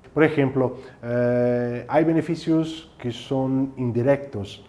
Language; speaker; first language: Spanish; non-native, fluent; Portuguese